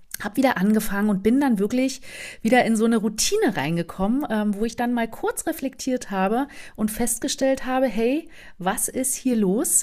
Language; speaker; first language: German; native; German